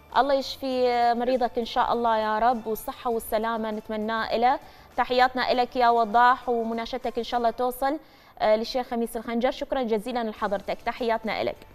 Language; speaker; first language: Arabic; native; Arabic